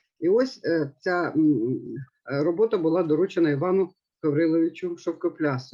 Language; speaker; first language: Ukrainian; native; Ukrainian